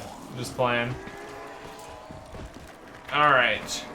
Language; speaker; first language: English; native; English